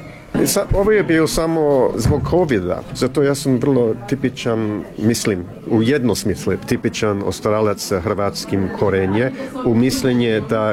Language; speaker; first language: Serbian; early bilingual, heritage; Serbian